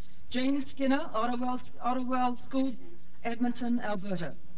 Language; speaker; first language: English; native; English